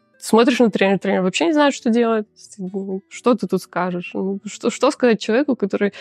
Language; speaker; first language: Russian; native; Russian